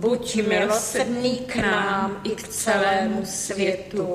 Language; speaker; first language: Czech; native; Czech